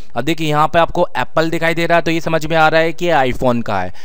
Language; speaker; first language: Hindi; native; Hindi